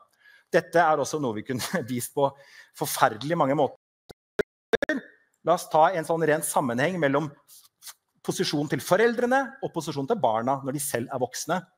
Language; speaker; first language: Norwegian; native; Norwegian